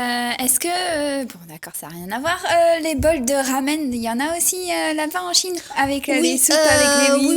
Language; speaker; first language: French; native; French